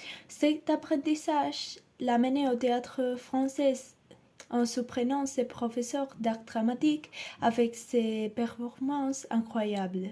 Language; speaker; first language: French; non-native, learner; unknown